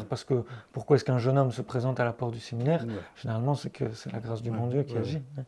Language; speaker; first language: French; native; French